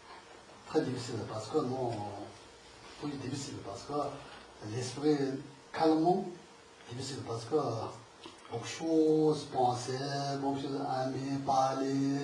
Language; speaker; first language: French; non-native, learner; Tibetan